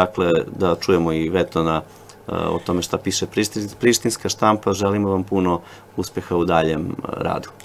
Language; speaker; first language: Serbian; native; Serbian